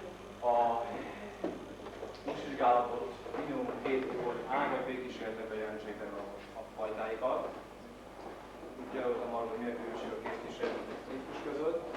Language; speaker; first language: Hungarian; native; Hungarian